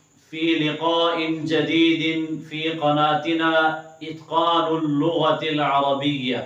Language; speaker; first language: Arabic; non-native, fluent; Urdu